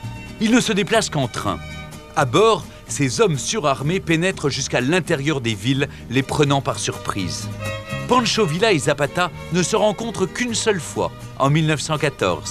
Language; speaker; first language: French; native; French